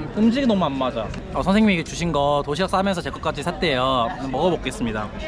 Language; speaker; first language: Korean; native; Korean